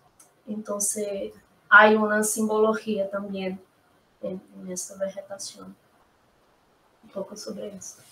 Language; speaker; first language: Spanish; non-native, learner; Portuguese